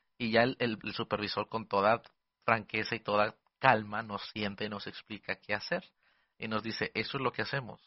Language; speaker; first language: Spanish; early bilingual, heritage; Spanish